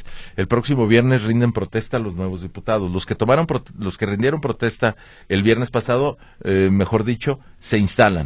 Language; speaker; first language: Spanish; native; Spanish